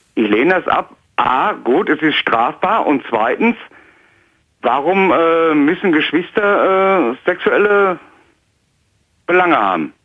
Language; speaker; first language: German; native; German